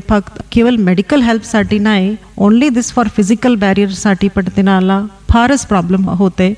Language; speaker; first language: Marathi; non-native, local second language; Kannada